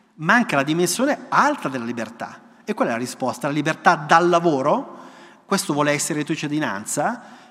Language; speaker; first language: Italian; native; Italian